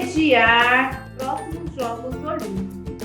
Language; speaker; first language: Portuguese; native; Portuguese